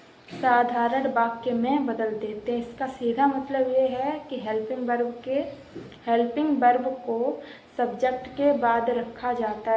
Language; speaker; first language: Hindi; native; Hindi